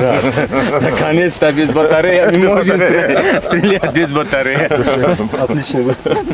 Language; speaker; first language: Russian; non-native, local second language; Tajik